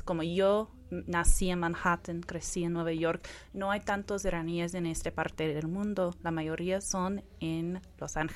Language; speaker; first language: Spanish; non-native, fluent; English